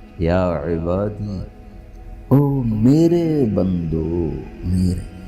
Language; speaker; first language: Urdu; non-native, local second language; Punjabi